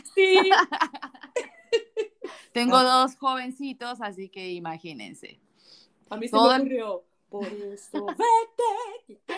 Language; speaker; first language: Spanish; native; Spanish